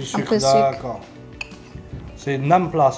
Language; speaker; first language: French; native; French